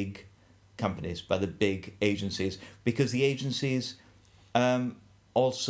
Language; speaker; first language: English; native; English